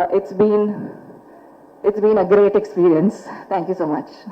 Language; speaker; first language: Tamil; non-native, fluent; Malayalam